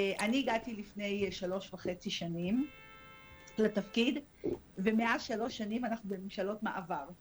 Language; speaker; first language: Hebrew; early bilingual, other home language; Russian